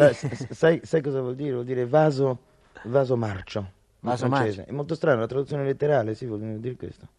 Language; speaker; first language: Italian; early bilingual, other home language; French